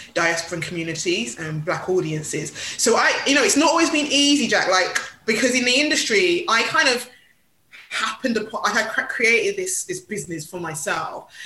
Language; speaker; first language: English; native; English